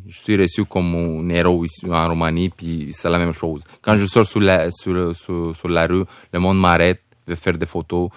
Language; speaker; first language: French; non-native, fluent; Romanian